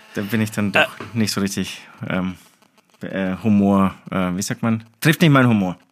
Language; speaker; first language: German; native; German